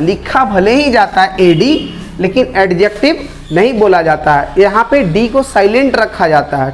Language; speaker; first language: Hindi; native; Hindi